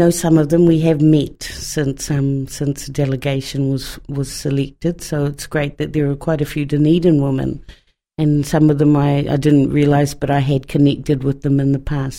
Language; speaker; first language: English; native; English